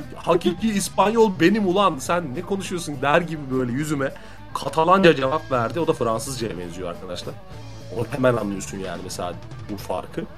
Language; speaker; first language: Turkish; native; Turkish